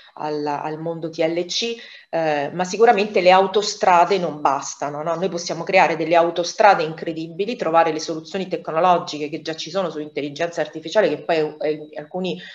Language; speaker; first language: Italian; native; Italian